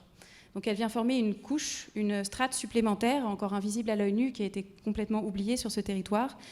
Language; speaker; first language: French; native; French